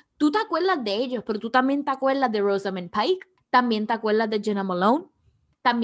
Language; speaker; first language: Spanish; early bilingual, heritage; Spanish